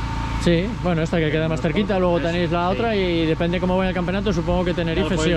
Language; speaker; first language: Spanish; native; Spanish